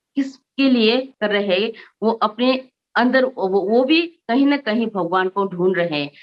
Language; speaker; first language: Hindi; non-native, local second language; Nepali